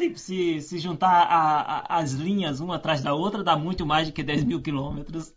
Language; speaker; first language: Portuguese; native; Portuguese